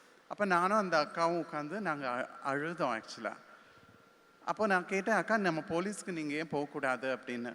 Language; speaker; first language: Tamil; native; Tamil